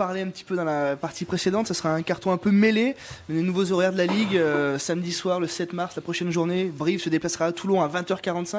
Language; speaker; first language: French; native; French